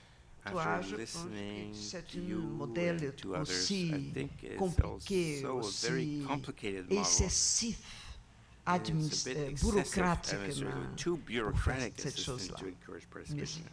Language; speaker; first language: French; non-native, learner; Portuguese